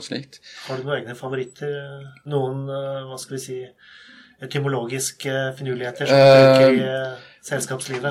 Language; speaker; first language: Norwegian; native; Norwegian